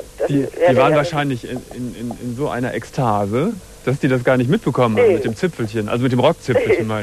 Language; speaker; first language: German; native; German